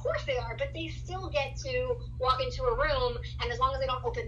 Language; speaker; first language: English; early bilingual, other home language; Spanish